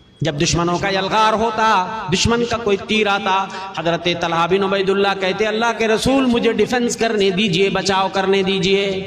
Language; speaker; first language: Urdu; native; Urdu